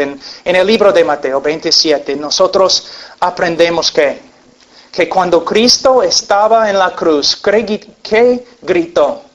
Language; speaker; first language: Spanish; non-native, fluent; English